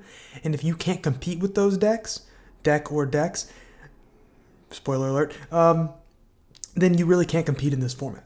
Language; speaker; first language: English; native; English